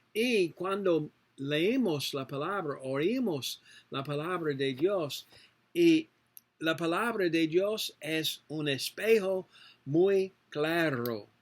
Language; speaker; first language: Spanish; non-native, learner; English